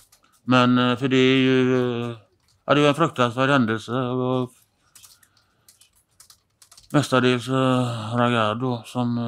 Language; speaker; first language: Swedish; native; Swedish